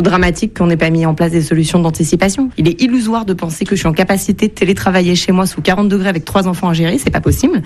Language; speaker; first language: French; native; French